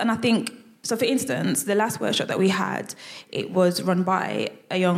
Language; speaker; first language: English; native; English